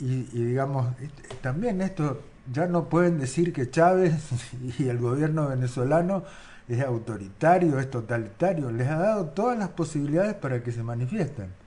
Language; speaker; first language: Spanish; native; Spanish